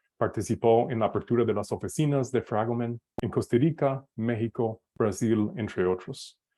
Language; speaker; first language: Spanish; non-native, fluent; English